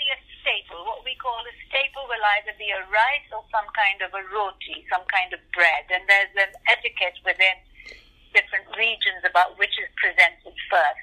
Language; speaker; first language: English; non-native, local second language; Urdu